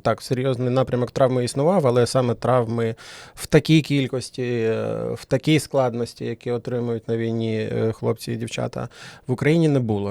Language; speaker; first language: Ukrainian; native; Ukrainian